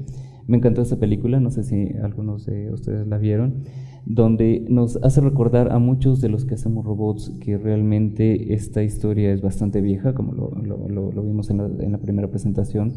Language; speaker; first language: Spanish; native; Spanish